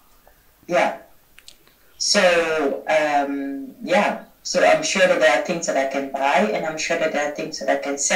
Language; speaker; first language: English; non-native, fluent; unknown